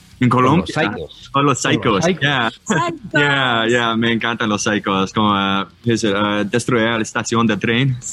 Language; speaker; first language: Spanish; non-native, learner; English